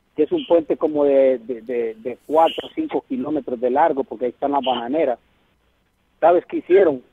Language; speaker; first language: Spanish; native; Spanish